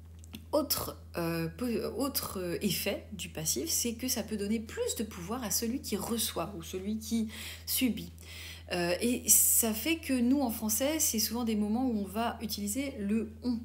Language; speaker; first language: French; native; French